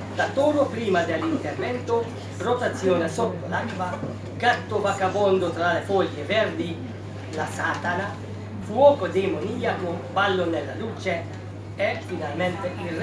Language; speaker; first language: Italian; non-native, fluent; Hungarian